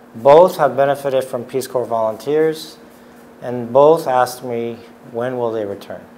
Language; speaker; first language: English; native; English